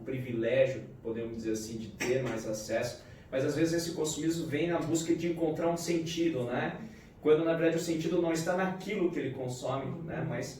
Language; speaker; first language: Portuguese; native; Portuguese